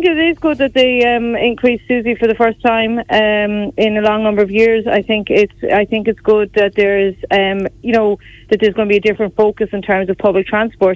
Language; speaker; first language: English; native; English